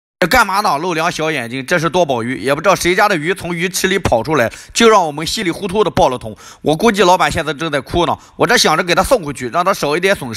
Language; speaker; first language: Chinese; native; Chinese